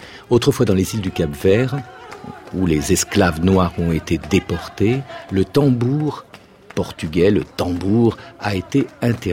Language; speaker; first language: French; native; French